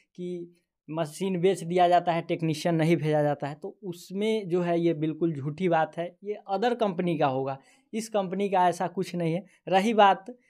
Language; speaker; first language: Hindi; native; Hindi